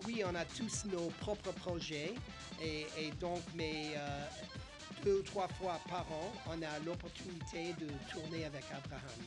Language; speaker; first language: French; non-native, fluent; English